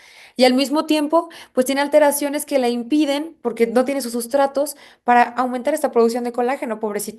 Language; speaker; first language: Spanish; native; Spanish